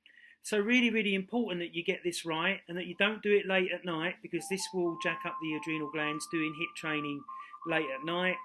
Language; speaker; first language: English; native; English